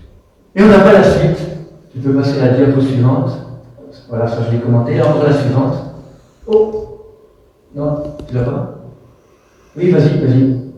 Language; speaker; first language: French; native; French